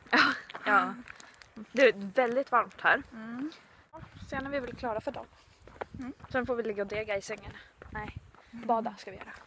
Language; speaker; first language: Swedish; native; Swedish